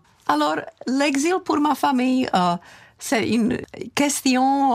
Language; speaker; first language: French; non-native, fluent; Czech